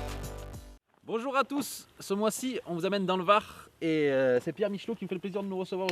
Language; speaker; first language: French; native; French